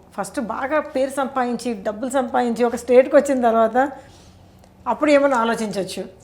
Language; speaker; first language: Telugu; native; Telugu